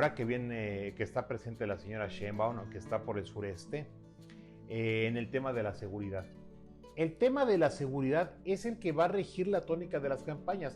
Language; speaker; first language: Spanish; native; Spanish